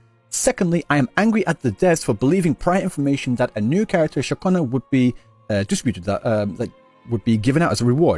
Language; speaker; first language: English; native; English